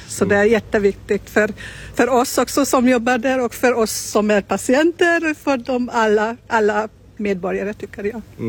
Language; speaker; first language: Swedish; non-native, fluent; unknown